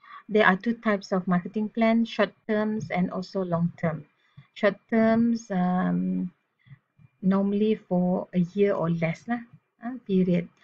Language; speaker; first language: English; non-native, local second language; Malay